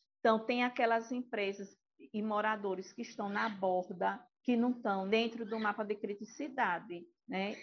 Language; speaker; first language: Portuguese; native; Portuguese